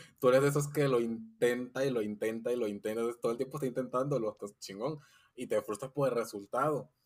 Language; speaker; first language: Spanish; native; Spanish